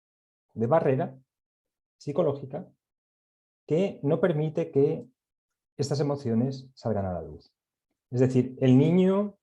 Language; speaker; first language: Spanish; native; Spanish